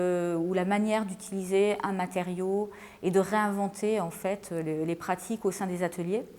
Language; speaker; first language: French; native; French